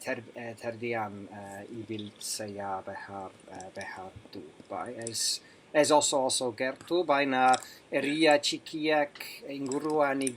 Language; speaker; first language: Basque; non-native, learner; English